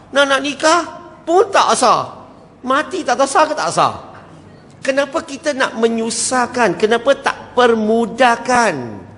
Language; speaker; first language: Malay; non-native, local second language; Chinese